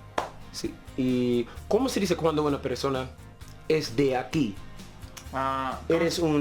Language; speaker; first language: Spanish; non-native, learner; English